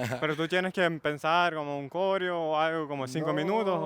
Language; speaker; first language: Spanish; non-native, fluent; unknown